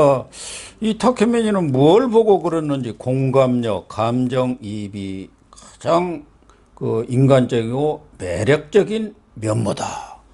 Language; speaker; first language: Korean; native; Korean